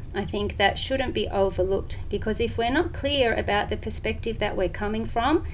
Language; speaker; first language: English; native; English